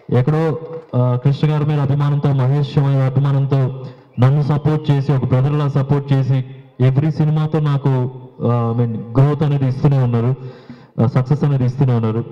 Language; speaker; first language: Telugu; native; Telugu